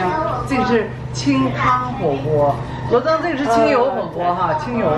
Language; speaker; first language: Chinese; native; Chinese